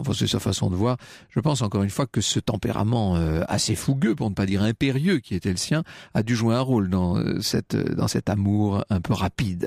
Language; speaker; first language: French; native; French